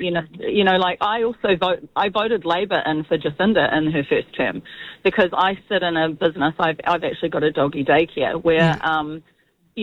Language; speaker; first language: English; native; English